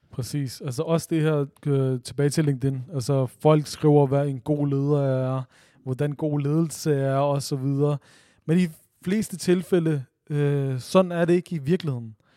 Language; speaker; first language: Danish; early bilingual, other home language; Urdu